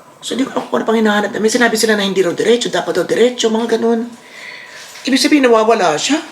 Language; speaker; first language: Filipino; native; Filipino